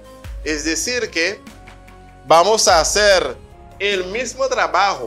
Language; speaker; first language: Spanish; non-native, fluent; Haitian Creole